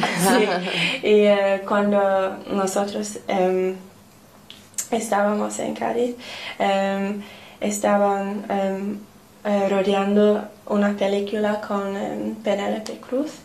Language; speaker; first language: Spanish; non-native, learner; English